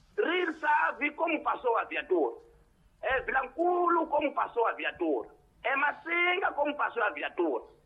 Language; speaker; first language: Portuguese; non-native, local second language; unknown